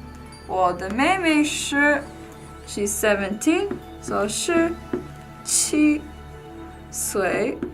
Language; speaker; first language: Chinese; non-native, learner; English